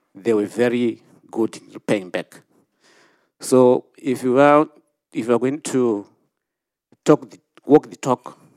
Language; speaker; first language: English; non-native, local second language; Shona